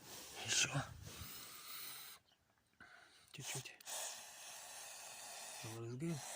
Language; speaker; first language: Russian; native; Russian